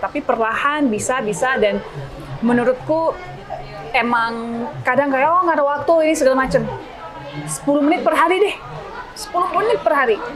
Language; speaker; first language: Indonesian; early bilingual, heritage; English